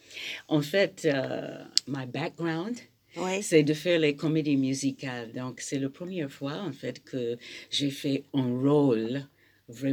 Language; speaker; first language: French; non-native, fluent; English